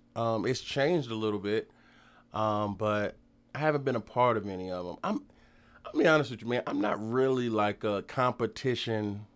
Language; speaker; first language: English; native; English